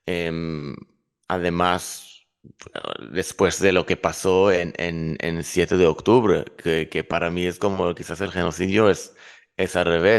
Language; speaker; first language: Spanish; non-native, fluent; Hebrew